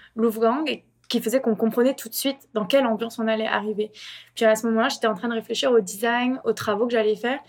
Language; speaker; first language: French; native; French